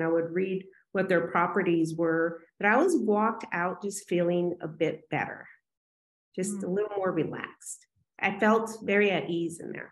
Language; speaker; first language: English; native; English